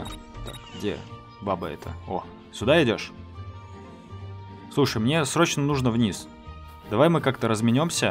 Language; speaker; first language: Russian; native; Russian